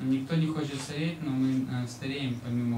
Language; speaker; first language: Russian; native; Russian